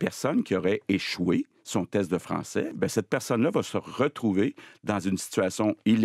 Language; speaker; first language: French; native; French